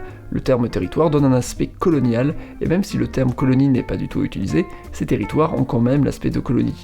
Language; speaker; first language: French; native; French